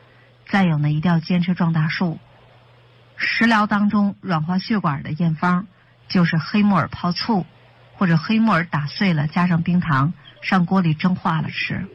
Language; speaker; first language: Chinese; native; Chinese